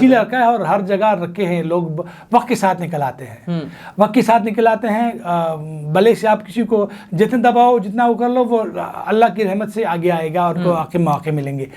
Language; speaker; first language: Urdu; non-native, local second language; Pashto